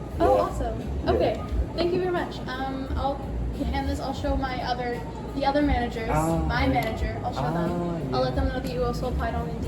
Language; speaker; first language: English; native; English